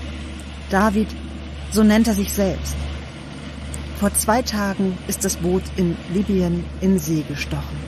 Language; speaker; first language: German; native; German